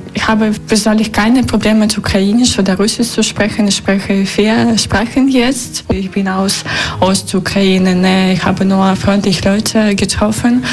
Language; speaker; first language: German; non-native, learner; Russian